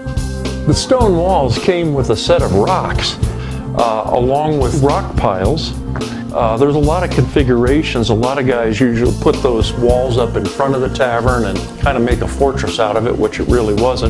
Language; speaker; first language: English; native; English